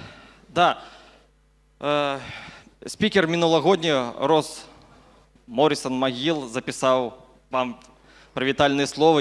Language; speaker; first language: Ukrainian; non-native, learner; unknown